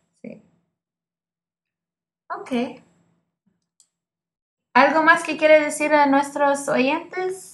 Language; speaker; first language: Spanish; early bilingual, heritage; English